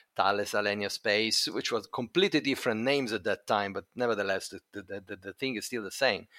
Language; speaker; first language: English; non-native, fluent; Italian